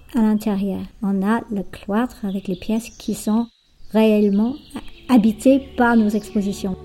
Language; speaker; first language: French; non-native, fluent; English